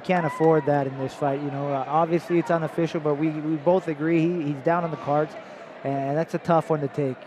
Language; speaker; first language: English; native; English